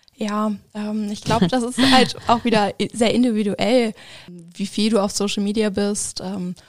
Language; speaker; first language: German; native; German